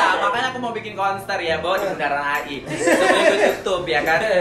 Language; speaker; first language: Indonesian; native; Indonesian